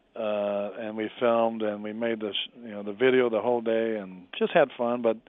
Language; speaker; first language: English; native; English